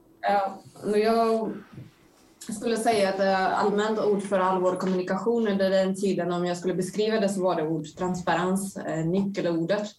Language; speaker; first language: Swedish; non-native, fluent; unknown